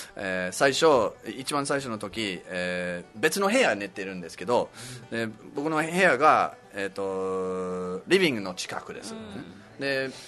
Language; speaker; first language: Japanese; non-native, fluent; English